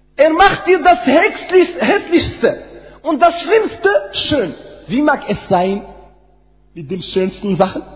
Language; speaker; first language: German; non-native, fluent; Arabic